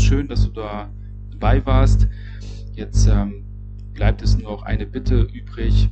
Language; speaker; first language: German; native; German